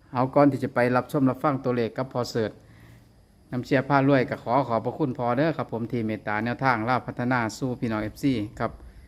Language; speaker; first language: Thai; native; Thai